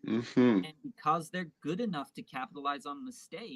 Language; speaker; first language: English; native; English